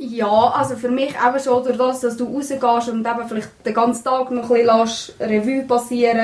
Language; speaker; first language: German; native; German